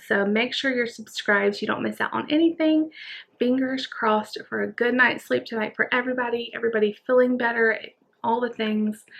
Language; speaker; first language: English; native; English